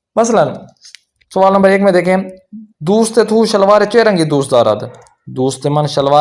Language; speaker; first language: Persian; non-native, fluent; Urdu